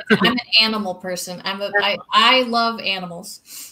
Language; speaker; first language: English; native; English